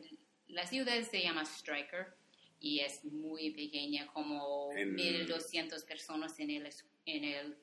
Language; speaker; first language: Spanish; non-native, fluent; English